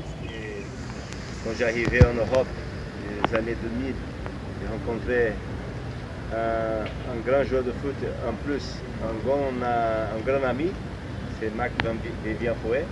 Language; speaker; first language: French; non-native, fluent; Portuguese